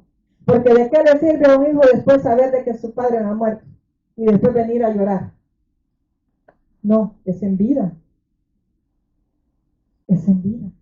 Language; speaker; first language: Spanish; native; Spanish